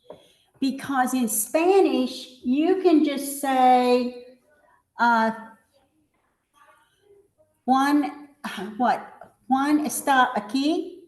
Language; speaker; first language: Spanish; non-native, learner; English